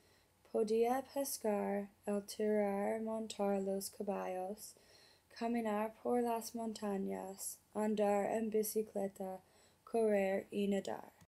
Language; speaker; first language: Spanish; non-native, learner; English